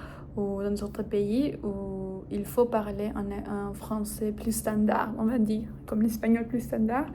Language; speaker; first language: French; non-native, fluent; Spanish